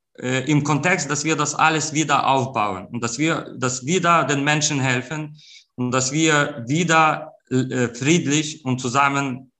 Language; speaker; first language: German; non-native, fluent; Ukrainian